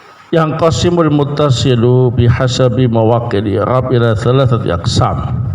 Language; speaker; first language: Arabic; non-native, fluent; Indonesian